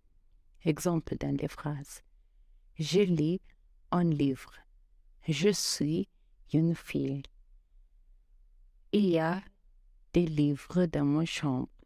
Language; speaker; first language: French; non-native, fluent; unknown